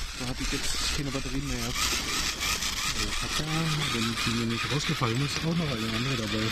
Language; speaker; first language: German; native; German